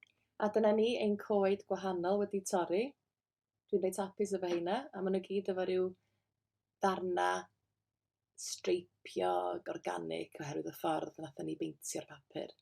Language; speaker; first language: Welsh; native; Welsh